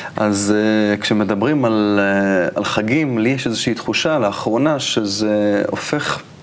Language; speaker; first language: Hebrew; native; Hebrew